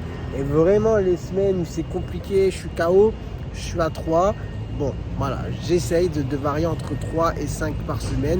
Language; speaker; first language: French; native; French